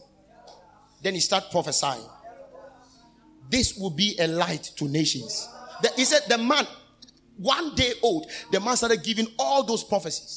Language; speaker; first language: English; non-native, local second language; Akan